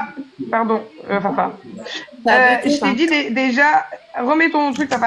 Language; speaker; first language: French; native; French